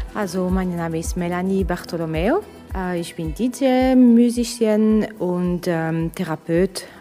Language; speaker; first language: German; non-native, fluent; Russian